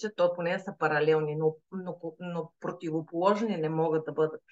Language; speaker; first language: Bulgarian; native; Bulgarian